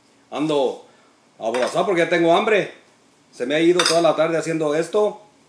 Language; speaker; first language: Spanish; native; Spanish